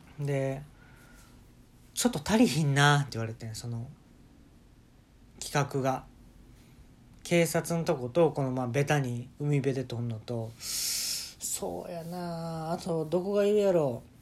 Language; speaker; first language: Japanese; native; Japanese